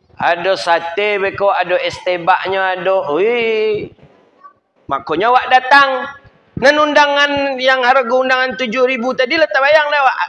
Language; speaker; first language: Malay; non-native, local second language; Minangkabau